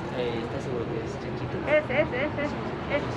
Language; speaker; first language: Spanish; non-native, learner; Polish